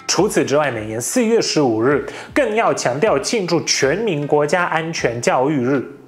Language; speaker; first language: Chinese; non-native, fluent; Polish